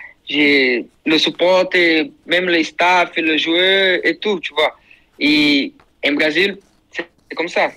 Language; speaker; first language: French; non-native, learner; Portuguese